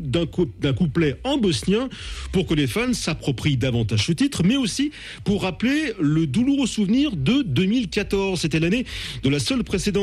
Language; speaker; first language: French; native; French